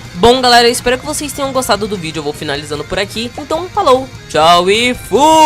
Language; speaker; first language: Portuguese; native; Portuguese